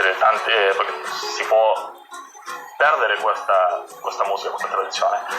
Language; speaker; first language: Italian; non-native, fluent; Spanish